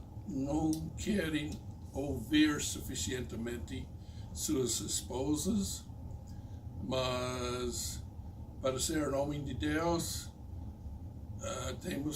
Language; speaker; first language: Portuguese; non-native, fluent; English